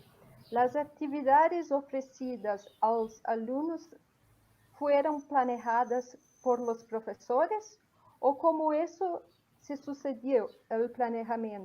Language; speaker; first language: Spanish; non-native, fluent; Portuguese